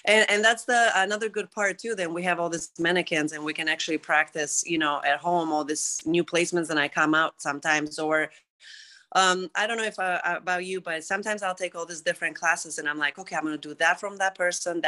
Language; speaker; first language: English; non-native, fluent; Greek